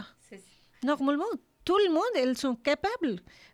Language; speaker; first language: French; non-native, learner; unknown